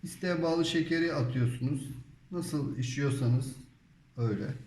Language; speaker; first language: Turkish; native; Turkish